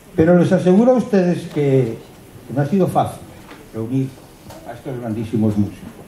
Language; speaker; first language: Spanish; non-native, local second language; Galician